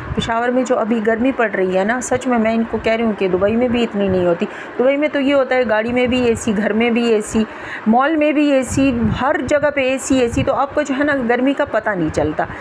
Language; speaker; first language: Urdu; non-native, local second language; Pashto